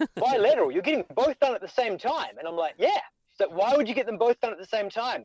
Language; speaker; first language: English; native; English